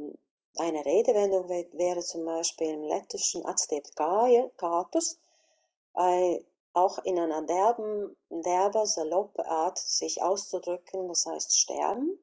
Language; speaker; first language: German; non-native, fluent; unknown